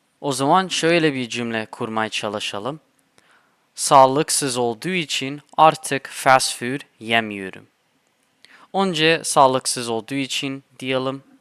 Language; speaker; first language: Turkish; non-native, fluent; English